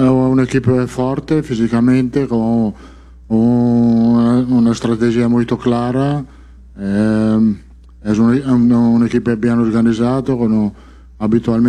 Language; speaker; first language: Portuguese; non-native, fluent; Italian